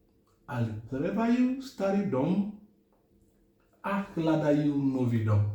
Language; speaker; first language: Slovak; non-native, learner; Akan